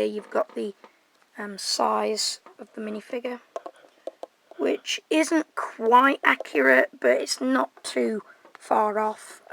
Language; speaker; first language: English; native; English